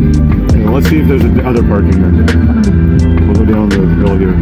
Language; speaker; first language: English; native; English